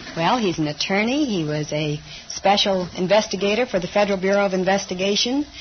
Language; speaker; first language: English; native; English